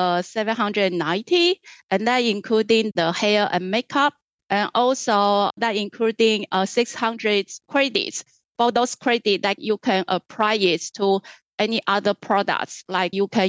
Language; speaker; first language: English; non-native, fluent; Chinese